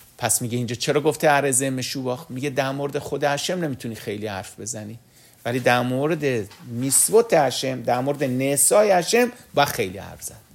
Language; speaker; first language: Persian; early bilingual, heritage; Persian